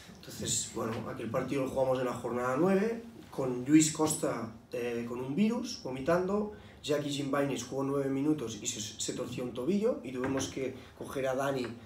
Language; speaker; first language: Spanish; non-native, local second language; Catalan